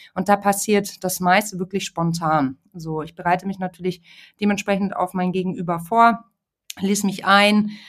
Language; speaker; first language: German; native; German